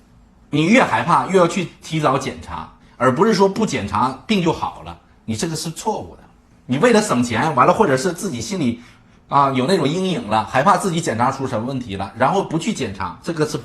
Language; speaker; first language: Chinese; native; Chinese